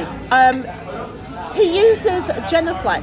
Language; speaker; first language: English; native; English